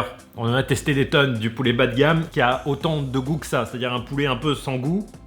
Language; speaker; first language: French; native; French